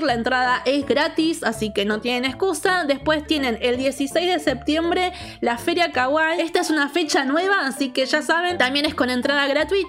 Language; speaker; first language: Spanish; native; Spanish